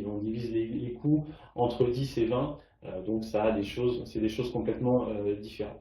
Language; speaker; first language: French; native; French